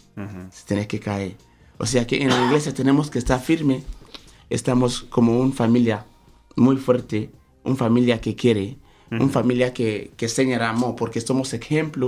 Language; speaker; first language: Spanish; non-native, fluent; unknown